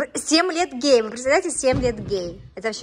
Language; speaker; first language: Russian; native; Russian